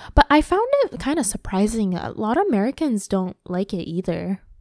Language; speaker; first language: English; early bilingual, other home language; Japanese